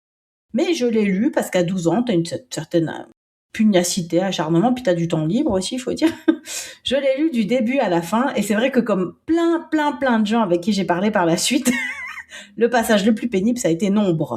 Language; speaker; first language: French; native; French